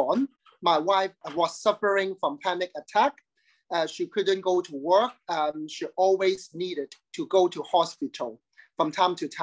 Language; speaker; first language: English; non-native, local second language; Cantonese